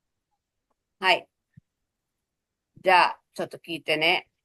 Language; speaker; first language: Japanese; non-native, fluent; Filipino